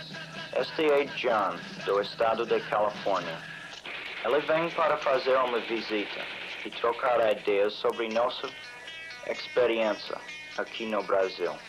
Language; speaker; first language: Portuguese; non-native, fluent; English